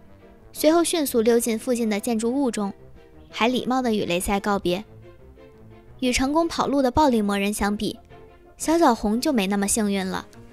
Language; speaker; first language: Chinese; native; Chinese